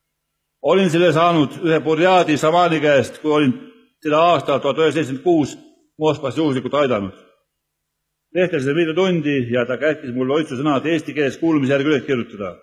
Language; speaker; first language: Estonian; native; Estonian